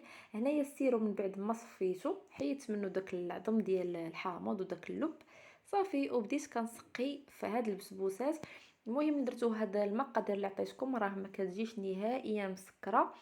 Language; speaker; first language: Arabic; native; Arabic